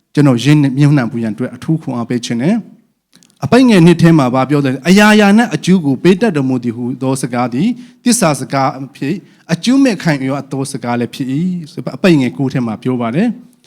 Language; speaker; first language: Burmese; non-native, local second language; Hakha Chin